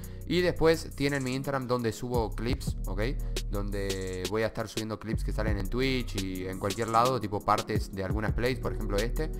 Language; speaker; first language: Spanish; native; Spanish